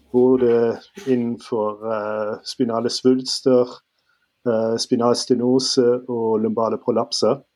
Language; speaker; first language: Norwegian; non-native, fluent; German